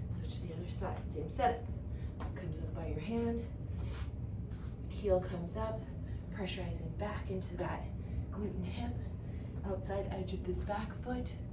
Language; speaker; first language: English; native; English